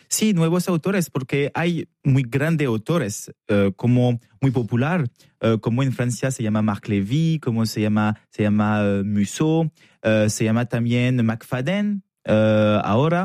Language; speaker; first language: Spanish; non-native, learner; French